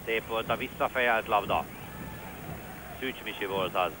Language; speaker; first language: Hungarian; native; Hungarian